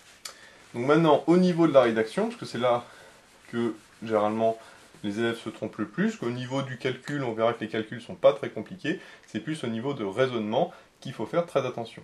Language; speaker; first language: French; native; French